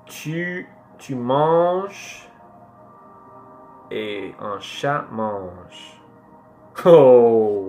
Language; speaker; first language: French; non-native, learner; English